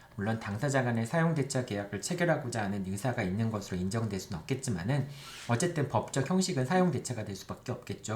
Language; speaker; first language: Korean; native; Korean